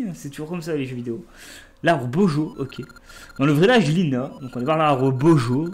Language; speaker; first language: French; native; French